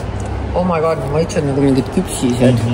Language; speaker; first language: Estonian; native; Estonian